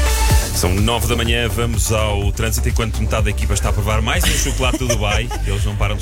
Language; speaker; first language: Portuguese; native; Portuguese